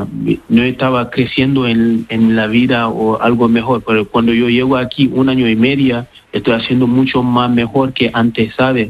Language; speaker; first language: Spanish; non-native, learner; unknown